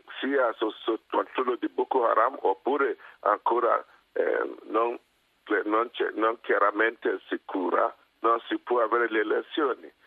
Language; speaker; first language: Italian; non-native, fluent; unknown